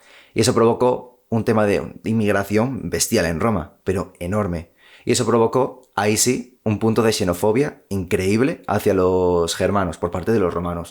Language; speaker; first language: Spanish; native; Spanish